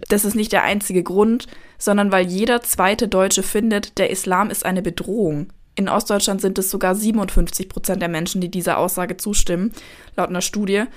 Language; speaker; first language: German; native; German